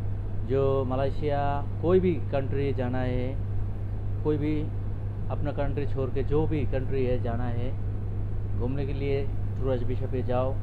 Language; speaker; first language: Hindi; non-native, learner; Bangla